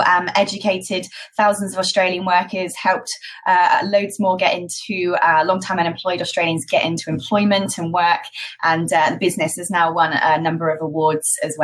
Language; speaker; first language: English; native; English